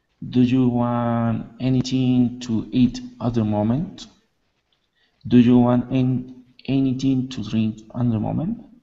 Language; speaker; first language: English; non-native, learner; Spanish